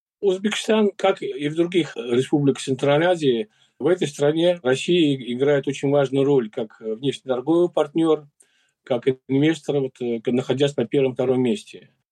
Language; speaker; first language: Russian; non-native, local second language; Uzbek